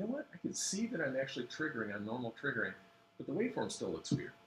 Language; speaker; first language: English; native; English